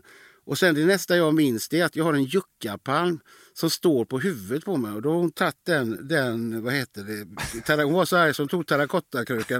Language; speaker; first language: Swedish; native; Swedish